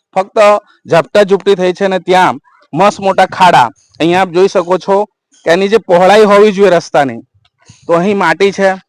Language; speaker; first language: Gujarati; native; Gujarati